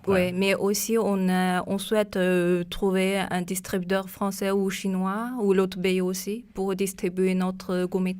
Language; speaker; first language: French; non-native, fluent; Chinese